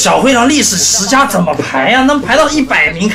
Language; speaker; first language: Chinese; native; Chinese